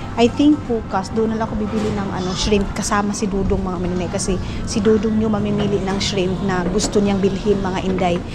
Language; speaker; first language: Filipino; non-native, local second language; Cebuano